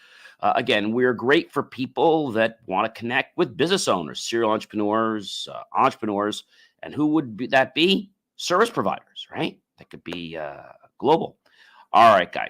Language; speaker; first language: English; native; English